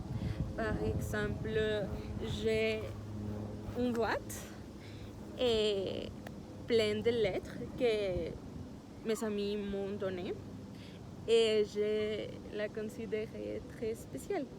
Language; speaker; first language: French; non-native, learner; Spanish